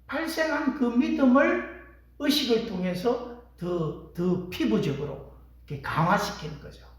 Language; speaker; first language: Korean; native; Korean